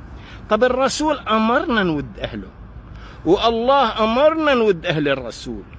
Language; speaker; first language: Arabic; native; Arabic